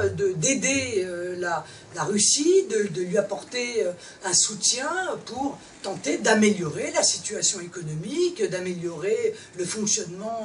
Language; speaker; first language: French; native; French